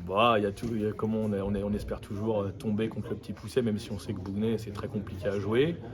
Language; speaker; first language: French; native; French